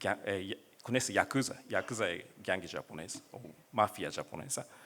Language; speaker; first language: Portuguese; non-native, learner; Japanese